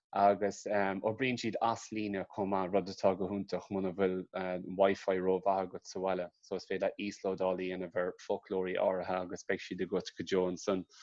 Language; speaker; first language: Irish; native; Irish